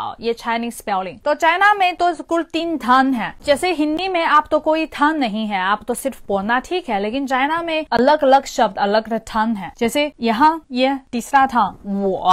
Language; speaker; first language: Hindi; non-native, fluent; Chinese